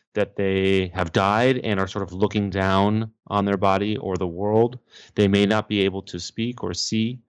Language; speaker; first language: English; native; English